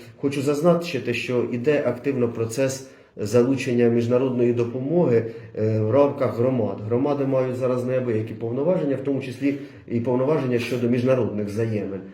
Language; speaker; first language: Ukrainian; native; Ukrainian